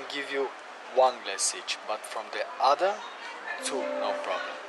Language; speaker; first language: English; non-native, fluent; Bulgarian